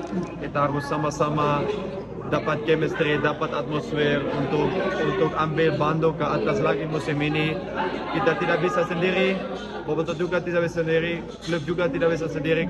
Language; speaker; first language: Indonesian; non-native, fluent; Dutch